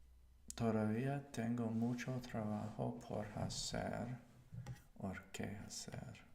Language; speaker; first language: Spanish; non-native, learner; English